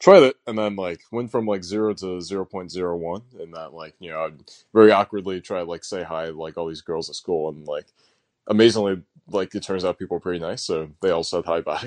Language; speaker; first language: English; native; English